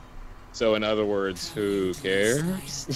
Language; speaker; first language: English; native; English